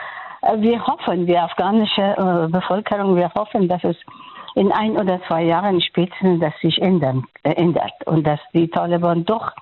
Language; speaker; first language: German; non-native, fluent; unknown